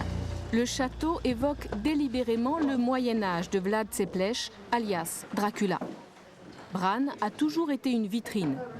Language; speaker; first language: French; native; French